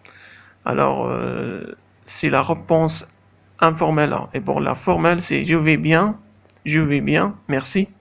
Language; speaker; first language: French; non-native, fluent; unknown